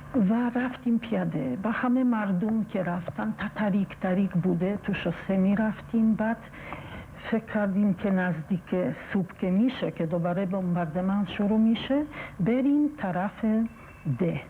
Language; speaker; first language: Persian; non-native, fluent; Polish